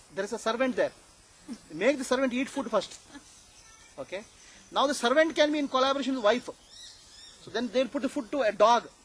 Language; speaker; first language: English; non-native, local second language; Kannada